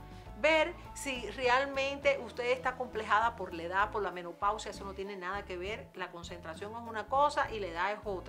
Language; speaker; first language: Spanish; native; Spanish